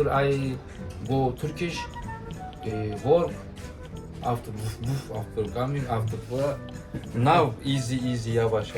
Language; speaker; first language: English; non-native, learner; Turkish